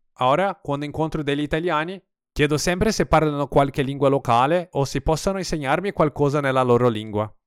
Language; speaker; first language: Italian; non-native, fluent; Portuguese